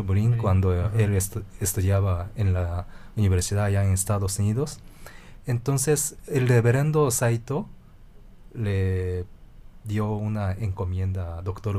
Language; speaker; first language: Spanish; non-native, fluent; Japanese